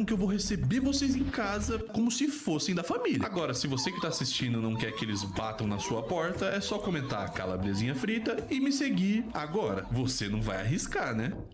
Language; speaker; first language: Portuguese; native; Portuguese